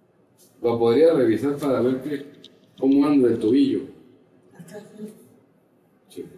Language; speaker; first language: Spanish; native; Spanish